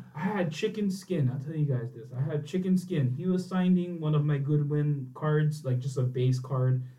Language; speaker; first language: English; native; English